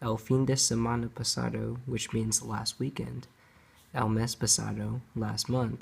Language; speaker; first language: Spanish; non-native, learner; English